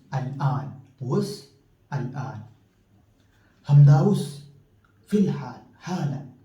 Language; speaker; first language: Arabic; non-native, fluent; Pashto